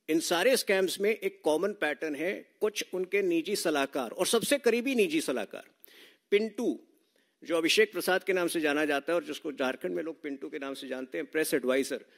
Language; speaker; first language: Hindi; native; Hindi